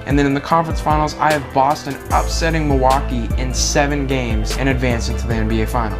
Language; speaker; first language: English; native; English